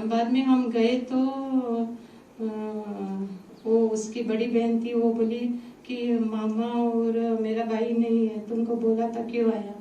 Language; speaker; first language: Hindi; non-native, local second language; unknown